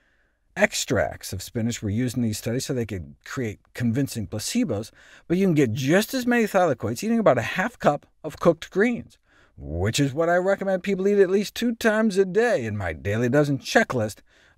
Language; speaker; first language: English; native; English